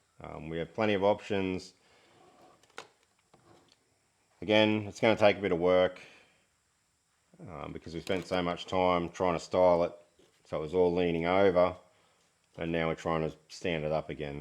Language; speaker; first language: English; native; English